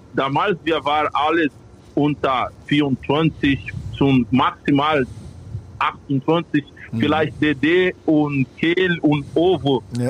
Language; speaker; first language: German; non-native, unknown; Portuguese